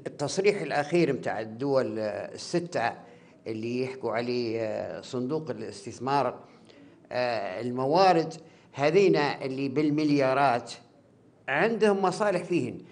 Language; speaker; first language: Arabic; native; Arabic